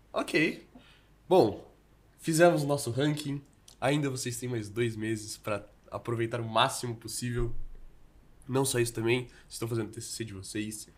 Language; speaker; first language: Portuguese; native; Portuguese